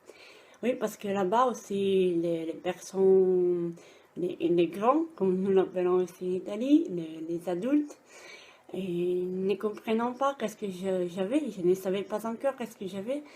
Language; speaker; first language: French; non-native, fluent; Italian